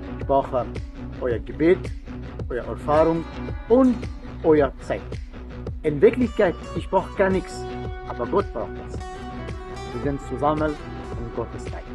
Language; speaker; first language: German; non-native, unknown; Arabic